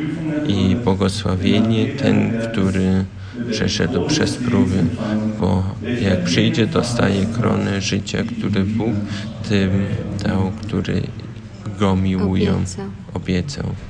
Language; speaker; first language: Polish; early bilingual, heritage; Polish